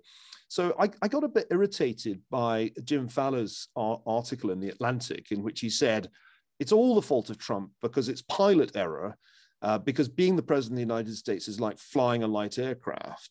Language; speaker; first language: English; native; English